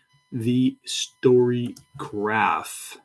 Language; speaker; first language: English; native; English